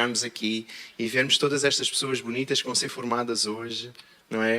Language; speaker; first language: Portuguese; native; Portuguese